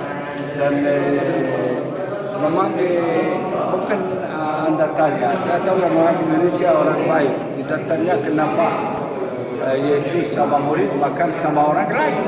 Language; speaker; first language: Indonesian; non-native, learner; Hebrew